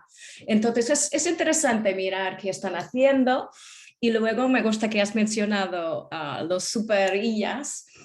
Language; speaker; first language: Spanish; non-native, fluent; English